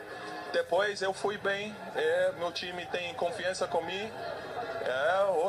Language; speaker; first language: Portuguese; non-native, learner; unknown